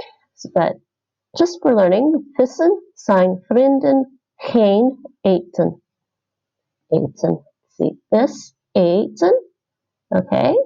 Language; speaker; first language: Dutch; non-native, learner; English